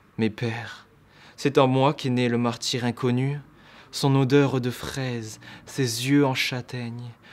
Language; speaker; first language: French; native; French